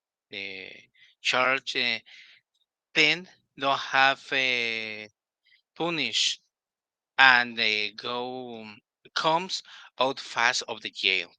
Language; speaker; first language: English; non-native, learner; Spanish